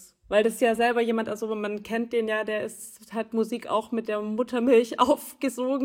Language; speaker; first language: German; native; German